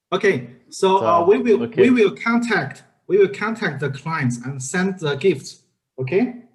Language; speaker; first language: English; non-native, learner; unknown